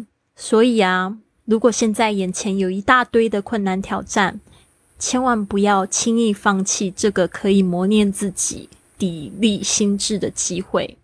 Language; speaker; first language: Chinese; native; Chinese